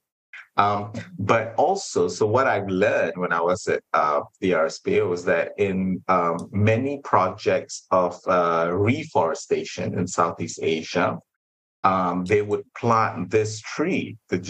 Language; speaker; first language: English; non-native, local second language; Malay